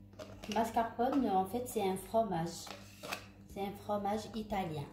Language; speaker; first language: French; non-native, local second language; Arabic